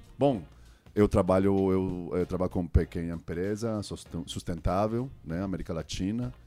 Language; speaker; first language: Portuguese; non-native, fluent; English